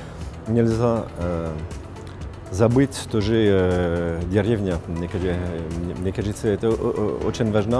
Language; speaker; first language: Russian; non-native, fluent; French